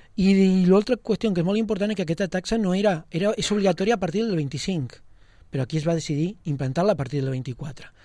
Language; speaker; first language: Catalan; non-native, local second language; Spanish